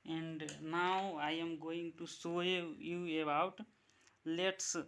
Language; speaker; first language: English; non-native, local second language; Nepali